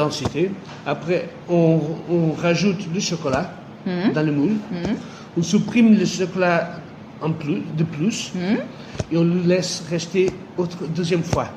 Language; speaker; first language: French; non-native, fluent; Portuguese